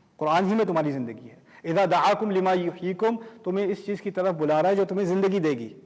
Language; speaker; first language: Urdu; early bilingual, heritage; Urdu